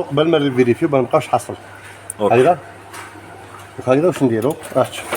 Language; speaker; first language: Arabic; native; Arabic